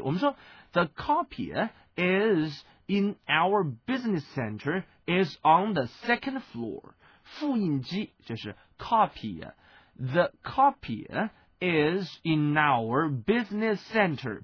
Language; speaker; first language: English; non-native, fluent; Chinese